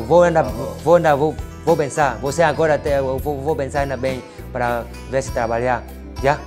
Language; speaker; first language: Portuguese; non-native, learner; Vietnamese